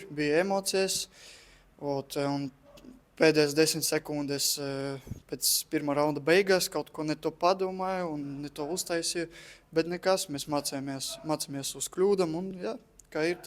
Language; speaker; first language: Latvian; non-native, local second language; Russian